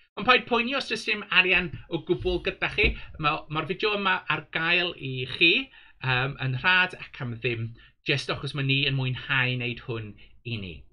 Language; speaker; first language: Welsh; non-native, local second language; English